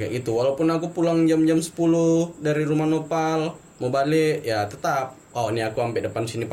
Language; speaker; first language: Indonesian; native; Indonesian